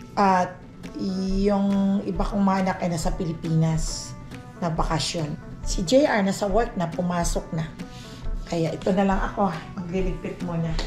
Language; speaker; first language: Filipino; non-native, local second language; Aklanon